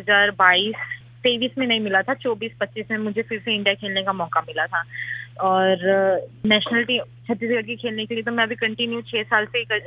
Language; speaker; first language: Hindi; native; Hindi